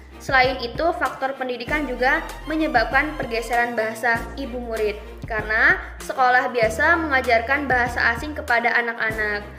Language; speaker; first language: Indonesian; non-native, local second language; Malay